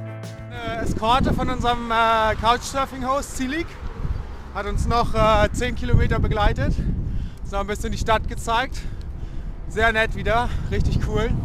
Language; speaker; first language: German; native; German